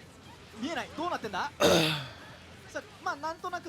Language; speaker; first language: Japanese; native; Japanese